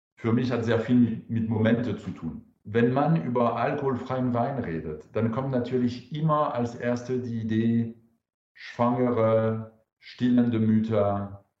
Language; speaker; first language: German; non-native, fluent; French